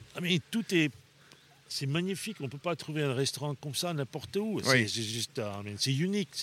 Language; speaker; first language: French; non-native, fluent; Afrikaans